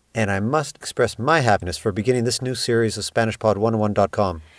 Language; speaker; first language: English; native; English